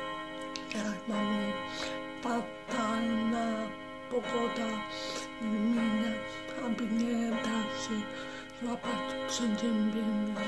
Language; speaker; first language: Polish; non-native, learner; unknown